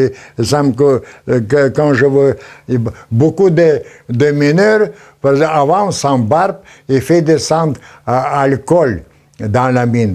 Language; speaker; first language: French; non-native, learner; Polish